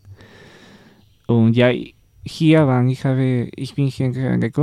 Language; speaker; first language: German; non-native, learner; Spanish